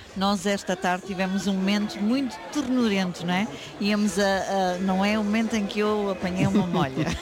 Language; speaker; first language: Portuguese; early bilingual, heritage; Portuguese